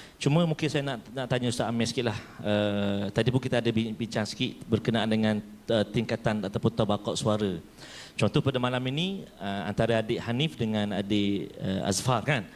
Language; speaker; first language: Malay; native; Malay